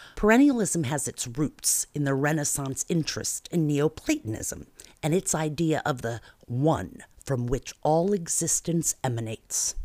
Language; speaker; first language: English; native; English